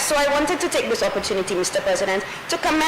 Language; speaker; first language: English; native; English